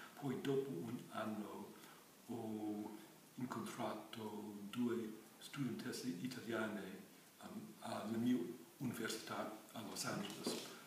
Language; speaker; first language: Italian; non-native, fluent; English